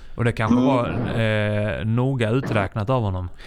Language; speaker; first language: Swedish; non-native, fluent; Icelandic